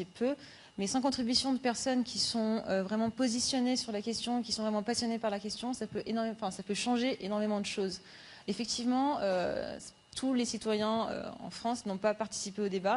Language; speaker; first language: French; native; French